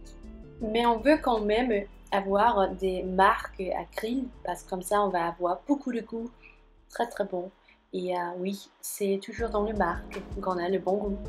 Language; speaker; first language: French; non-native, fluent; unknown